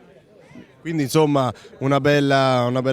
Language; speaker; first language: Italian; native; Italian